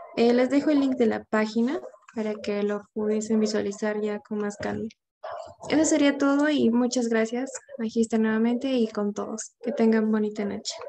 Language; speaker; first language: Spanish; native; Spanish